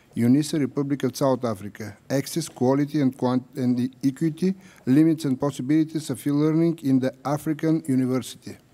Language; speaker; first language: English; non-native, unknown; Bulgarian